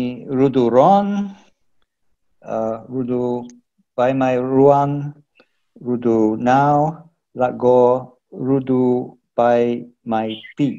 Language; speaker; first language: Thai; non-native, learner; English